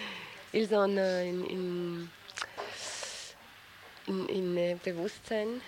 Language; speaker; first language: French; non-native, local second language; German